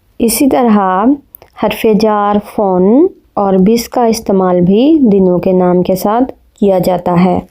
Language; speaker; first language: Urdu; native; Urdu